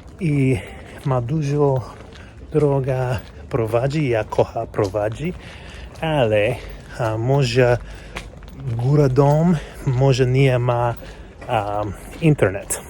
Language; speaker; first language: Polish; non-native, learner; English